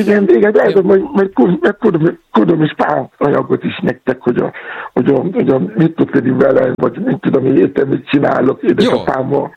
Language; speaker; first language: Hungarian; non-native, fluent; Yoruba